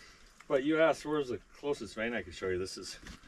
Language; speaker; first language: English; native; English